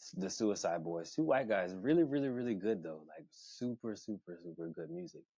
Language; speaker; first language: English; native; English